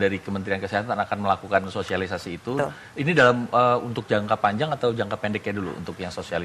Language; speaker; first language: Indonesian; native; Indonesian